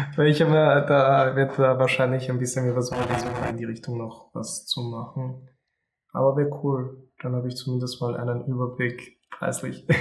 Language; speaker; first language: German; native; German